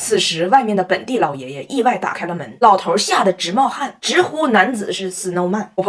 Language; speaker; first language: Chinese; native; Chinese